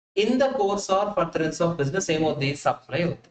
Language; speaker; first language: English; non-native, local second language; Telugu